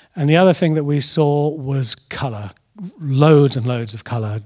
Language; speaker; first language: English; native; English